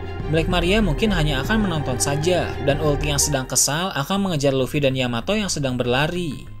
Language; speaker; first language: Indonesian; native; Indonesian